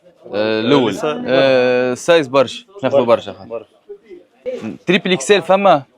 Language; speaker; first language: Arabic; native; Arabic